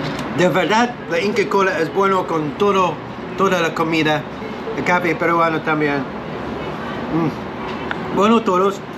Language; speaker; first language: Spanish; non-native, learner; English